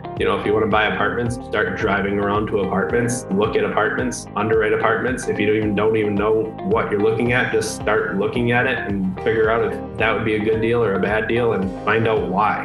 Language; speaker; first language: English; native; English